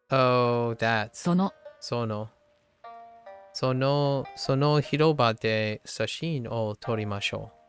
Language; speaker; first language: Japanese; non-native, learner; English